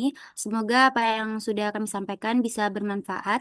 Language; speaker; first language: Indonesian; native; Indonesian